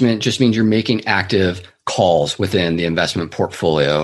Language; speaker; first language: English; native; English